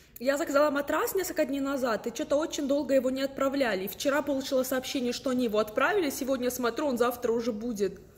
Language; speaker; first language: Russian; early bilingual, heritage; Russian